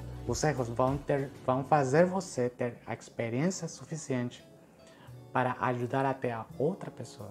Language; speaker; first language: Portuguese; non-native, fluent; Spanish